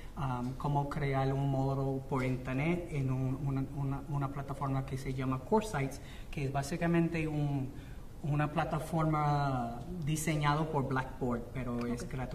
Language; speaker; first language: Spanish; non-native, fluent; English